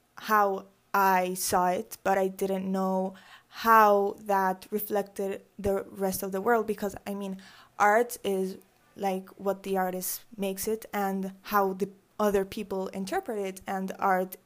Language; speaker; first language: English; early bilingual, other home language; Spanish